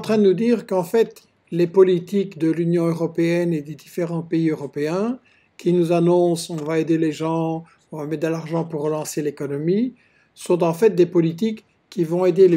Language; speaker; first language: French; native; French